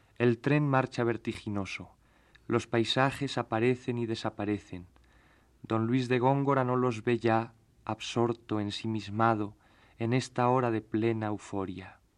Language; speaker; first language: Spanish; native; Spanish